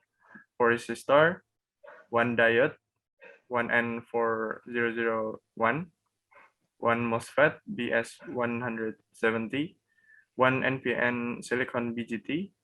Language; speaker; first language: English; non-native, learner; Indonesian